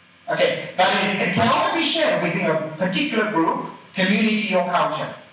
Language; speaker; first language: English; non-native, fluent; Chinese